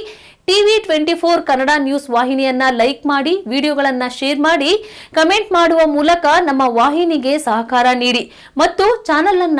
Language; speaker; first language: Kannada; native; Kannada